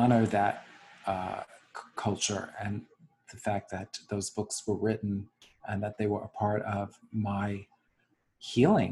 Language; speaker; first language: English; native; English